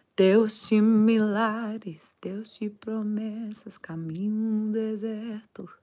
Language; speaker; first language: Portuguese; non-native, learner; English